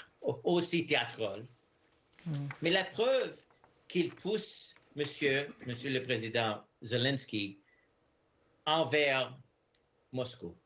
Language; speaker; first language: French; non-native, fluent; English